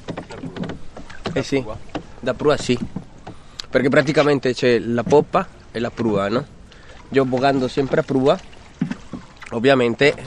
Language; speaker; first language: Italian; non-native, fluent; Spanish